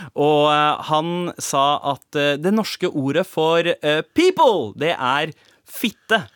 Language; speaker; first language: Norwegian; early bilingual, other home language; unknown